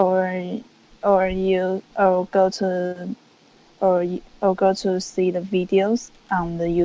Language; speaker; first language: English; non-native, learner; Chinese